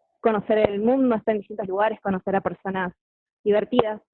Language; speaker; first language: Spanish; native; Spanish